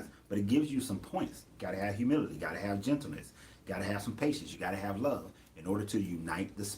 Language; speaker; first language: English; native; English